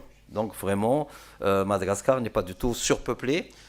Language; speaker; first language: French; non-native, local second language; Malagasy